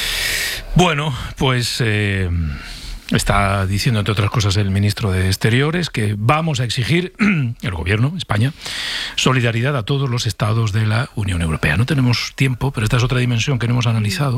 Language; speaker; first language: Spanish; native; Spanish